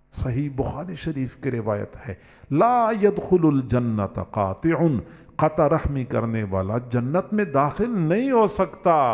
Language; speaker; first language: Urdu; non-native, local second language; Punjabi